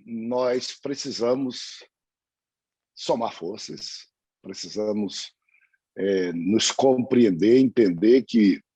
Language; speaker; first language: Portuguese; native; Portuguese